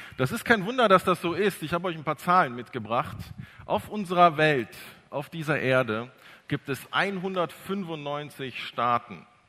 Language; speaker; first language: German; early bilingual, other home language; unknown